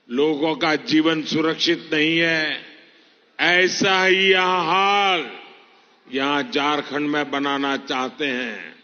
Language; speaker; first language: Hindi; non-native, local second language; Gujarati